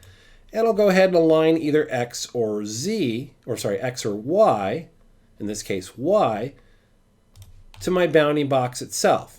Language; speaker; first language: English; native; English